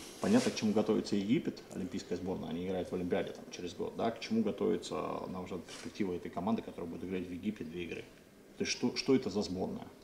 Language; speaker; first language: Russian; native; Russian